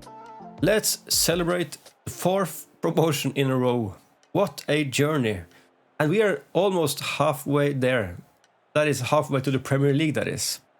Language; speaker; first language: English; non-native, fluent; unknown